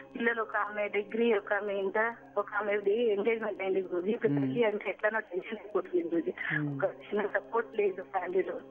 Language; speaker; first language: Telugu; non-native, local second language; Marathi